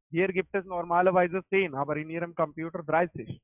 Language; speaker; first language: German; non-native, learner; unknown